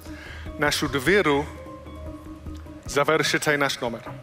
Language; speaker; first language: Ukrainian; non-native, learner; English